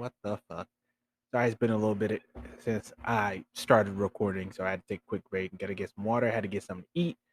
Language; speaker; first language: English; native; English